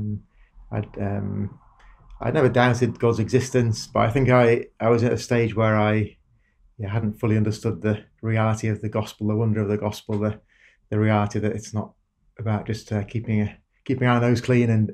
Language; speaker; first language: English; native; English